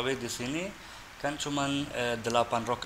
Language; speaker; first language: Indonesian; non-native, fluent; Persian